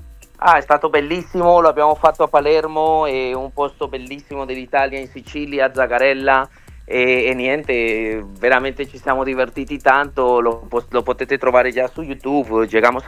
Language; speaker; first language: Italian; early bilingual, other home language; Spanish